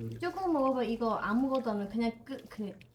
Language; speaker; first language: Korean; non-native, learner; Burmese